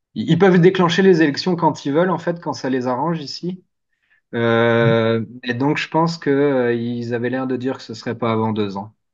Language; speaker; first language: French; native; French